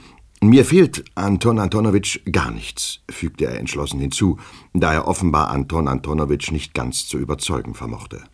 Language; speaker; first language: German; native; German